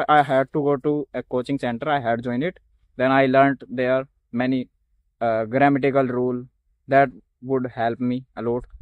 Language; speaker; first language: English; non-native, learner; Hindi